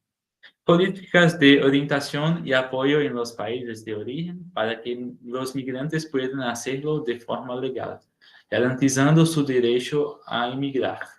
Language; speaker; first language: Spanish; non-native, learner; Portuguese